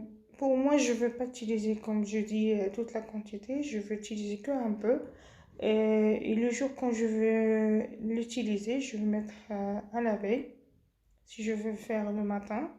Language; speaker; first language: French; non-native, local second language; Arabic